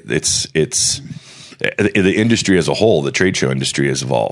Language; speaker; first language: English; native; English